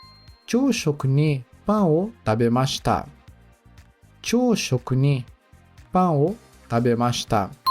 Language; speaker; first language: Japanese; non-native, learner; Portuguese